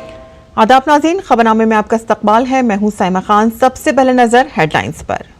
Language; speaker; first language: Hindi; native; Hindi